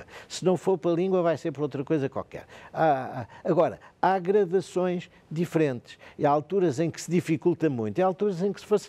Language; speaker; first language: Portuguese; native; Portuguese